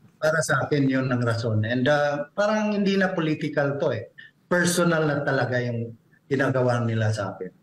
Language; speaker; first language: Filipino; non-native, local second language; Cebuano